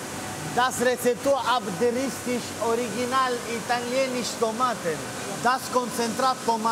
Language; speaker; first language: German; non-native, learner; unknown